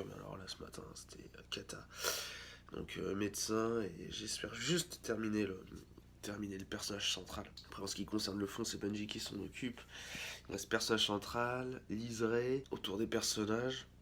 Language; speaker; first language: French; native; French